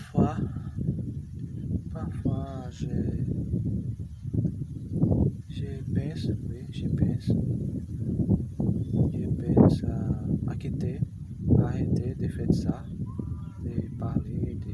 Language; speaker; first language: French; non-native, learner; Portuguese